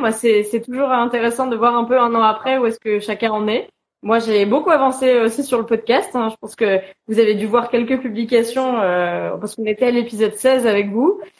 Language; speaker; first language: French; native; French